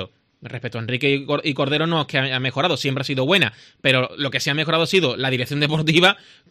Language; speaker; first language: Spanish; native; Spanish